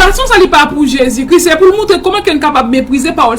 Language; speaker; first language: French; non-native, local second language; Haitian Creole